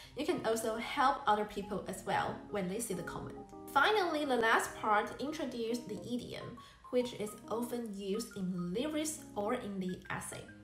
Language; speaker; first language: English; non-native, fluent; Chinese